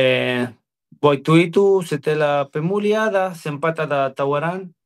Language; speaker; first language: Indonesian; non-native, fluent; Spanish